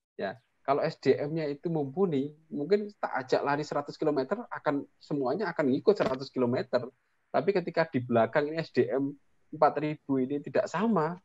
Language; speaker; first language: Indonesian; non-native, local second language; Javanese